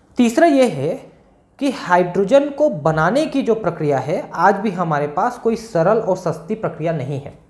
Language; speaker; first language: Hindi; native; Hindi